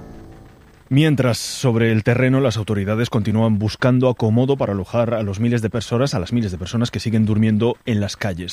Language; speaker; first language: Spanish; native; Spanish